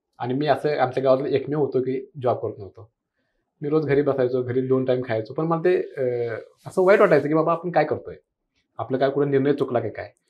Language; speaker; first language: Marathi; non-native, local second language; Kannada